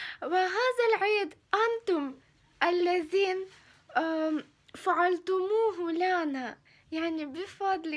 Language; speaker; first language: Arabic; non-native, fluent; Ukrainian